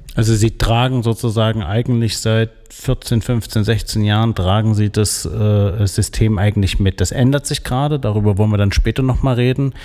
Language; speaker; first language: German; native; German